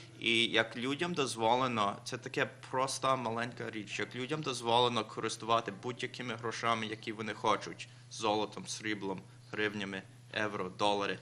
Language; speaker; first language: Ukrainian; early bilingual, heritage; Ukrainian